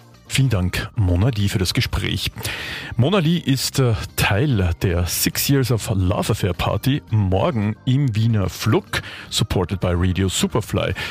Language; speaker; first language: German; native; German